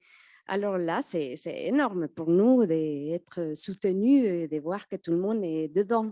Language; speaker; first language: French; non-native, fluent; Spanish